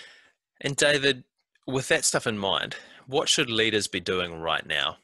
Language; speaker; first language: English; native; English